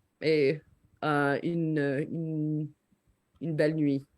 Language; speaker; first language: French; non-native, learner; English